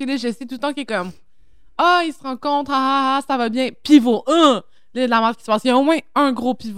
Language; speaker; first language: French; native; French